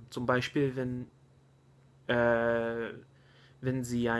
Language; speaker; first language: German; non-native, learner; English